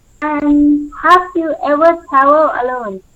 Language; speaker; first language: English; non-native, learner; Thai